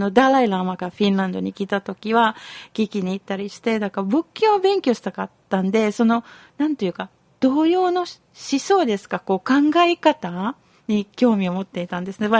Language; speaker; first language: Japanese; non-native, fluent; Finnish